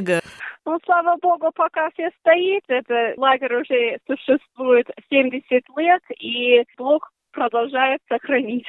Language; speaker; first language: Russian; early bilingual, heritage; Russian